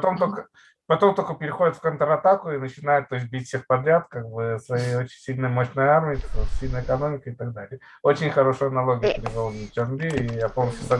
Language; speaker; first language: Russian; native; Russian